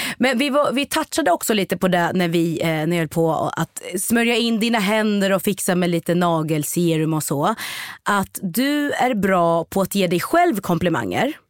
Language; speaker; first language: Swedish; native; Swedish